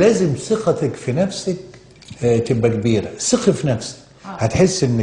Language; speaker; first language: Arabic; native; Arabic